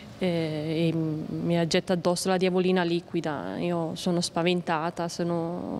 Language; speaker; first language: Italian; early bilingual, other home language; Punjabi